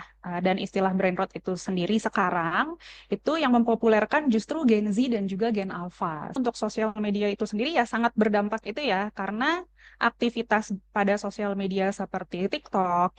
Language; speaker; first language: Indonesian; native; Indonesian